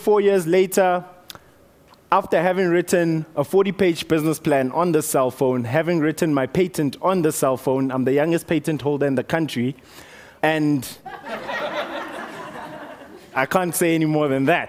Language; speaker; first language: English; non-native, local second language; Northern Sotho